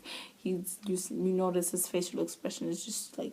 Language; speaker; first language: English; native; English